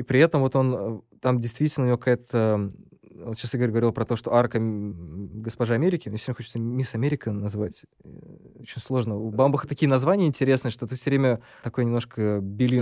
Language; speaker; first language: Russian; native; Russian